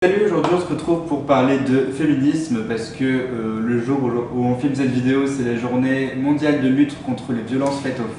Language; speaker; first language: French; native; French